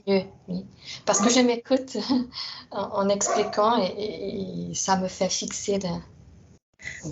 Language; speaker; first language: French; non-native, fluent; Portuguese